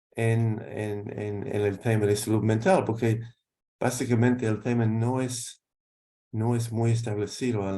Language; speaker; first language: Spanish; non-native, fluent; English